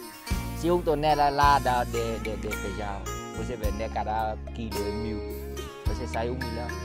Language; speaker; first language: Portuguese; non-native, learner; Vietnamese